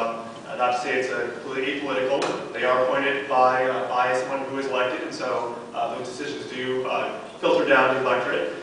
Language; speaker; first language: English; native; English